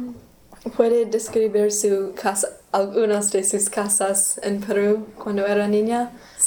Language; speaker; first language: Spanish; non-native, learner; English